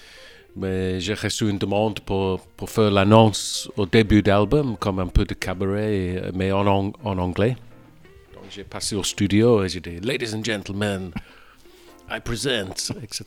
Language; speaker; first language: French; non-native, fluent; English